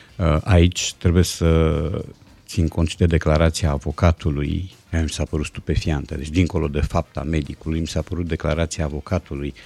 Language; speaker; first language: Romanian; native; Romanian